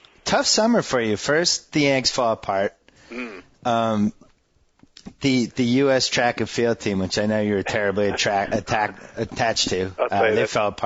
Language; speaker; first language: English; native; English